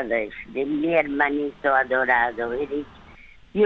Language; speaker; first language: Spanish; early bilingual, other home language; French